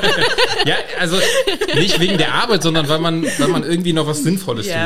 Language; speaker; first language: German; native; German